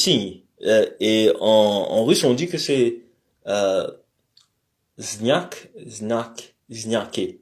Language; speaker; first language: French; native; French